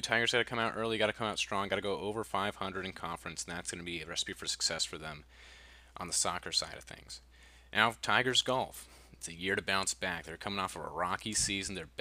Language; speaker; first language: English; native; English